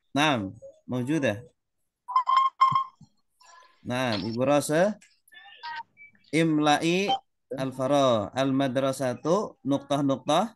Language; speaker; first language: Arabic; non-native, fluent; Indonesian